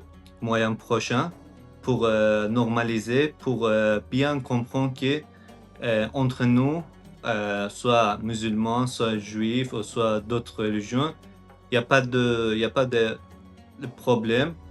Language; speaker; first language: French; non-native, learner; Azerbaijani